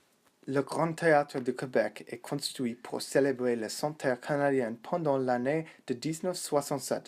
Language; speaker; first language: French; non-native, learner; English